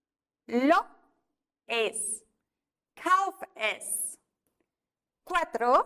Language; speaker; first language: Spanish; non-native, fluent; German